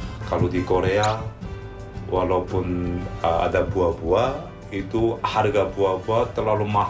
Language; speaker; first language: Indonesian; non-native, fluent; Korean